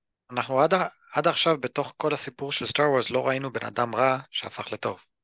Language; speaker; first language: Hebrew; early bilingual, other home language; English